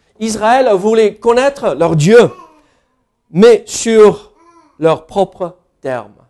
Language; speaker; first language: French; non-native, fluent; English